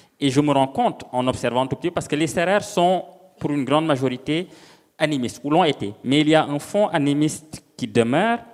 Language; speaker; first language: French; non-native, local second language; Serer